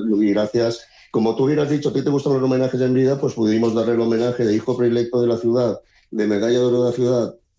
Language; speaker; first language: Spanish; native; Spanish